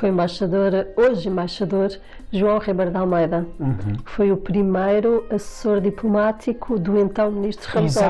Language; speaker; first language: Portuguese; native; Portuguese